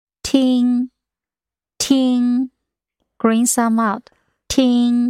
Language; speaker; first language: English; non-native, fluent; Chinese